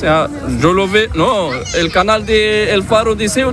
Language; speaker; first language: Spanish; non-native, learner; Arabic